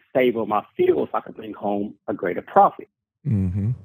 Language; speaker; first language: English; native; English